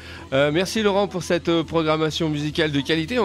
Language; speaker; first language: French; native; French